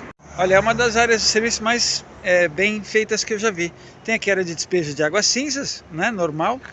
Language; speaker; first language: Portuguese; native; Portuguese